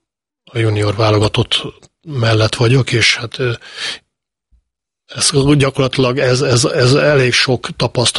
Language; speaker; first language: Hungarian; native; Hungarian